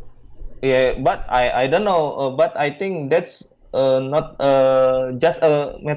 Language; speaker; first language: English; non-native, learner; Indonesian